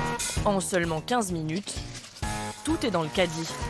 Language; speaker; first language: French; native; French